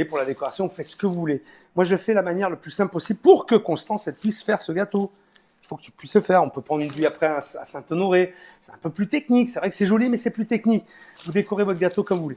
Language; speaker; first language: French; native; French